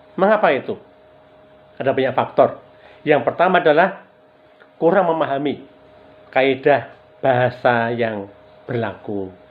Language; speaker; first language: Indonesian; non-native, local second language; Javanese